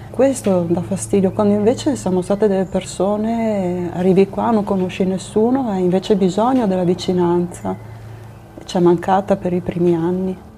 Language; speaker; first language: Italian; native; Italian